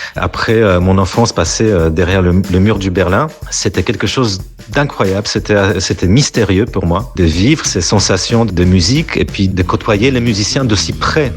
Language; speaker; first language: French; non-native, fluent; Polish